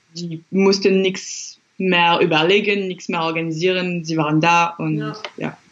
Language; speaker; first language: German; non-native, fluent; French